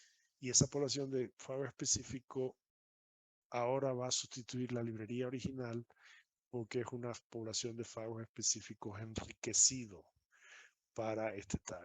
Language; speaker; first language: Spanish; native; Spanish